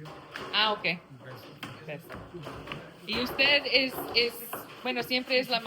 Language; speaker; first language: Spanish; non-native, learner; English